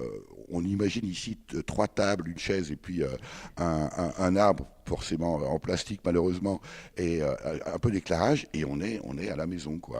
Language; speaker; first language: French; native; French